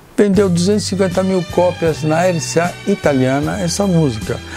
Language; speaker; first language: Portuguese; non-native, fluent; Italian